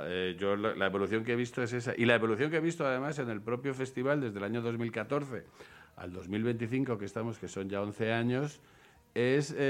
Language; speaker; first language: Spanish; native; Spanish